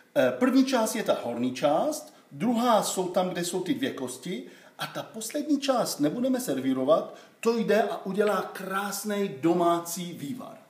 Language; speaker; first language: Czech; non-native, fluent; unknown